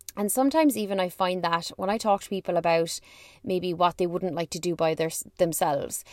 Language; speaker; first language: English; native; English